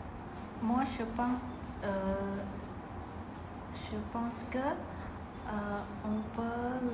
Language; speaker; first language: French; non-native, learner; Khmer